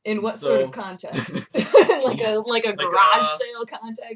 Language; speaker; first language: English; native; English